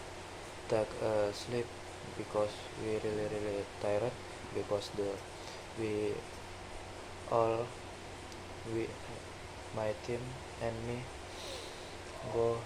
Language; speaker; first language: English; non-native, learner; Indonesian